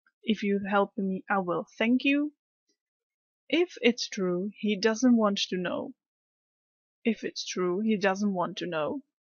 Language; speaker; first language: English; non-native, fluent; Czech